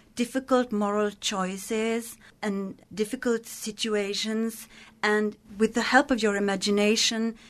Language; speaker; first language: English; non-native, fluent; Swedish